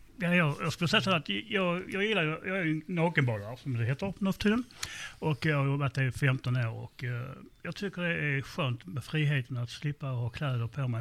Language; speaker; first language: Swedish; native; Swedish